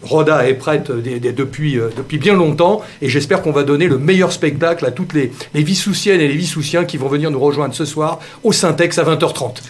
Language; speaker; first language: French; native; French